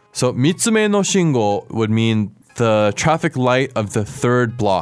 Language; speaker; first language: English; native; English